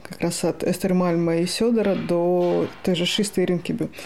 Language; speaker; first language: Russian; native; Russian